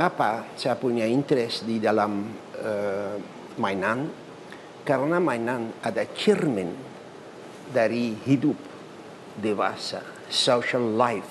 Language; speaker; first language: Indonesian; non-native, learner; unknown